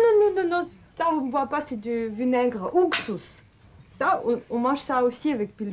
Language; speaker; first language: French; non-native, fluent; Russian